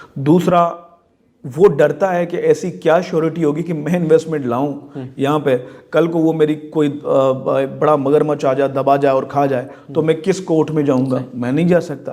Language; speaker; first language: Urdu; non-native, local second language; Sindhi